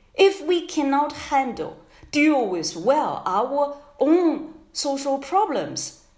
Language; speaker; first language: English; non-native, fluent; Chinese